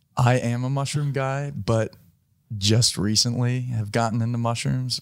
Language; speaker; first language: English; native; English